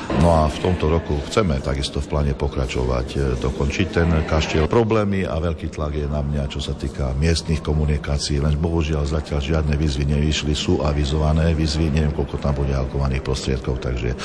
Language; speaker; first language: Slovak; native; Slovak